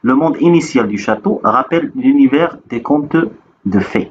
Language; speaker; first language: French; non-native, local second language; Arabic